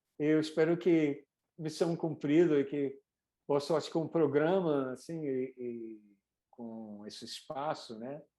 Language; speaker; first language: Portuguese; non-native, fluent; English